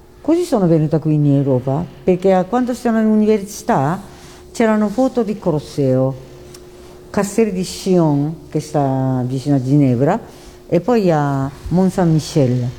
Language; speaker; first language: Italian; non-native, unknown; Japanese